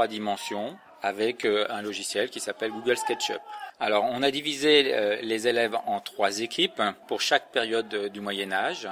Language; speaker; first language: French; native; French